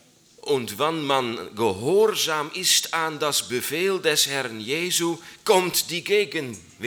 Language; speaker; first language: German; non-native, learner; Dutch